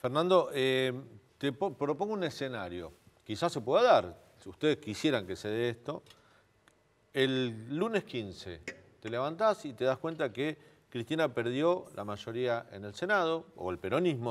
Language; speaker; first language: Spanish; native; Spanish